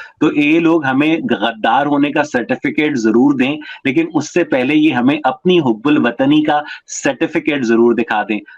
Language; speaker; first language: Urdu; non-native, local second language; Punjabi